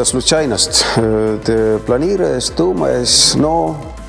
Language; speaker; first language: Russian; non-native, fluent; Estonian